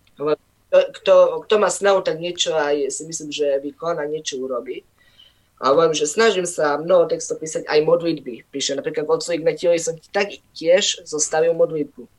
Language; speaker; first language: Slovak; non-native, local second language; Rusyn